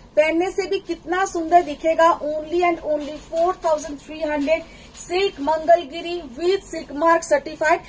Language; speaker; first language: Hindi; non-native, local second language; Bangla